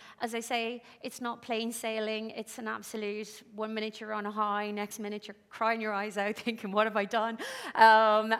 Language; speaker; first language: English; native; English